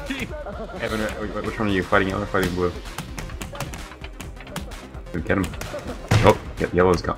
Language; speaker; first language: English; native; English